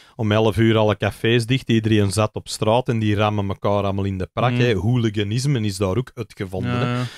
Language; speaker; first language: Dutch; native; Dutch